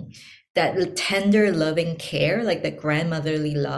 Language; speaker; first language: English; non-native, local second language; Chinese